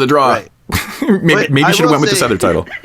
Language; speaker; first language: English; native; English